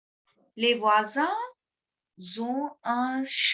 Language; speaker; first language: French; non-native, fluent; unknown